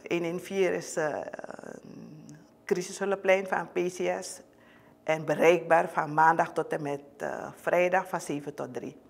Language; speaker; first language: Dutch; native; Dutch